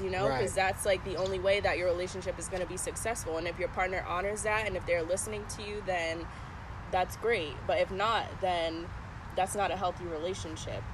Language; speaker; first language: English; native; English